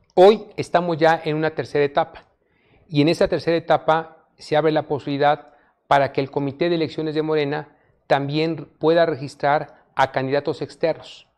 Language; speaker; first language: Spanish; native; Spanish